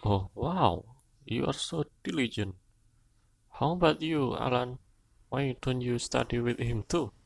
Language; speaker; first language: English; non-native, learner; Indonesian